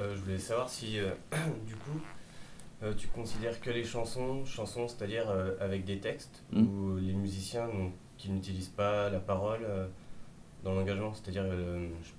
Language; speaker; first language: French; native; French